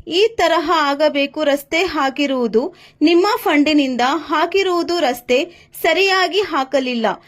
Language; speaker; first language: Kannada; native; Kannada